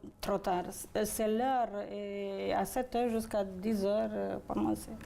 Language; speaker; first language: French; non-native, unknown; Romanian